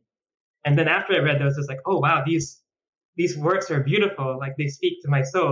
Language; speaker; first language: English; non-native, local second language; Filipino